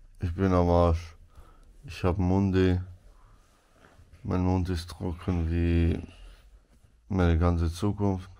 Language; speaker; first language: German; early bilingual, other home language; Albanian